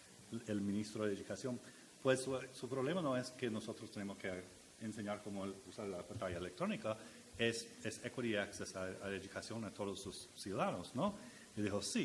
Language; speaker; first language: Spanish; non-native, learner; English